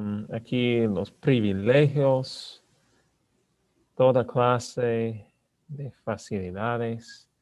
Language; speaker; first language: Spanish; non-native, learner; English